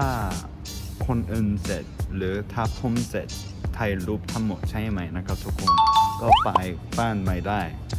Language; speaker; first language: Thai; non-native, learner; Korean